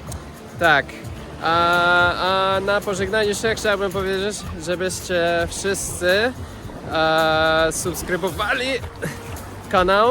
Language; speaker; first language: Polish; non-native, learner; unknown